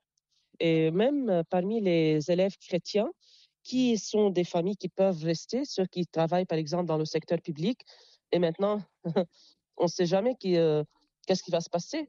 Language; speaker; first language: French; non-native, local second language; Arabic